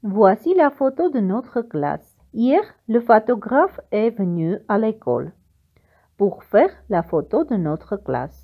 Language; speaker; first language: French; non-native, fluent; Armenian